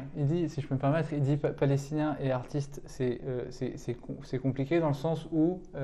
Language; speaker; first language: French; native; French